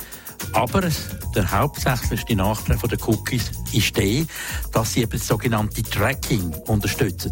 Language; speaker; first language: German; native; German